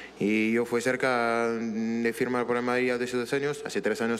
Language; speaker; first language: Spanish; non-native, learner; French